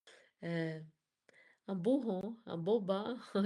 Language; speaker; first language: French; non-native, learner; Portuguese